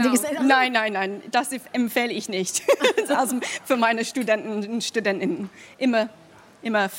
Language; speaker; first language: German; non-native, fluent; English